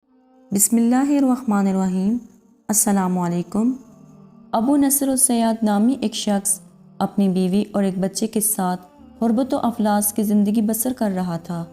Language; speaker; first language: Urdu; native; Urdu